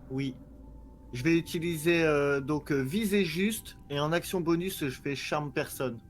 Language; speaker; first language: French; native; French